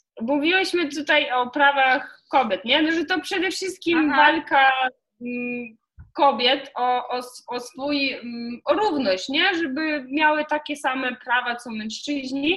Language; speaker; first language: Polish; non-native, fluent; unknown